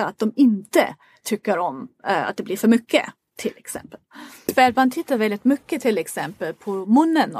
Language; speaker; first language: Swedish; non-native, fluent; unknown